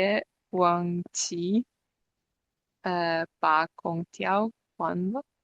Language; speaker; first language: Chinese; non-native, learner; English